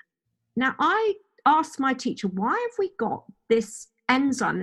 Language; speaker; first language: English; native; English